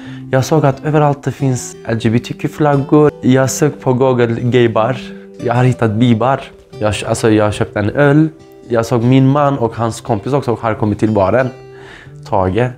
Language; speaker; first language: Swedish; non-native, fluent; Kurdish